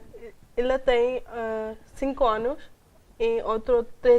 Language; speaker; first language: Portuguese; non-native, learner; Urdu